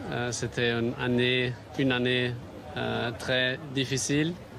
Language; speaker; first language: French; non-native, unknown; German